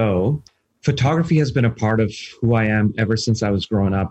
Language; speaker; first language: English; non-native, local second language; Urdu